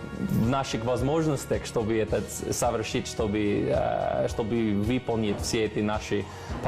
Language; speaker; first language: Russian; non-native, fluent; English